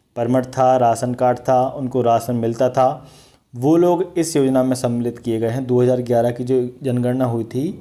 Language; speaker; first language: Hindi; native; Hindi